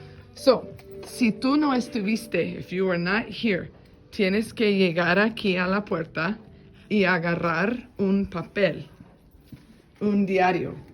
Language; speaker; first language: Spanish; non-native, fluent; English